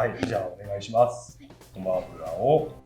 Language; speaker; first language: Japanese; native; Japanese